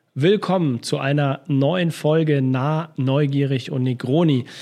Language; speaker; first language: German; native; German